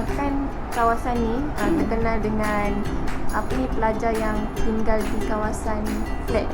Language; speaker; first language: Malay; native; Malay